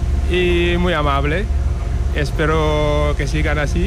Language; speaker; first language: Spanish; non-native, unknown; Wolof